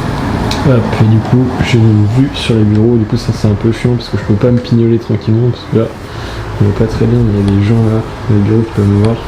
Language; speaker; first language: French; native; French